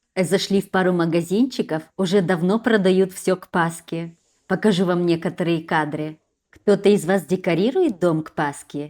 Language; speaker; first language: Russian; native; Russian